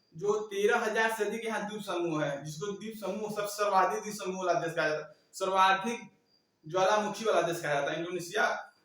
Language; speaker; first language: Hindi; native; Hindi